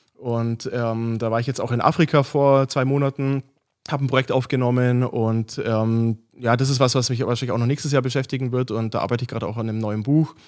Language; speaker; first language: German; native; German